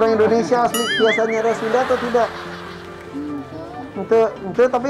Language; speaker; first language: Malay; non-native, local second language; Sundanese